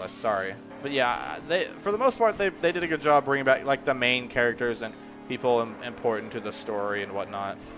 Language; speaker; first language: English; native; English